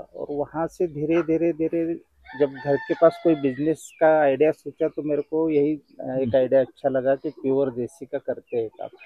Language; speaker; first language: Hindi; non-native, local second language; Marathi